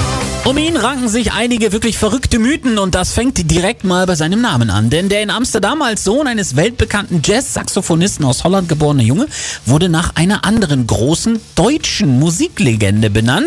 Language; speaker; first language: German; native; German